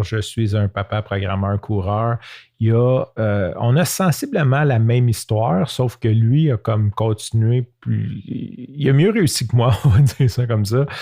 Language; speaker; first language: French; native; French